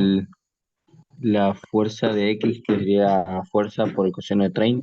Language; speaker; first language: Spanish; native; Spanish